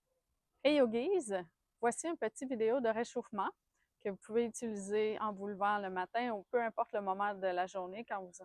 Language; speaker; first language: French; native; French